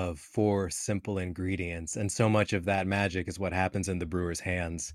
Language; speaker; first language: English; native; English